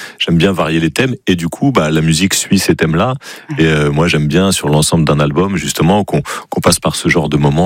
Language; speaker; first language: French; native; French